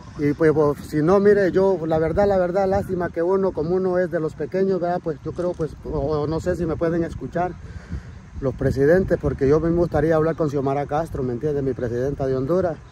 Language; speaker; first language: Spanish; native; Spanish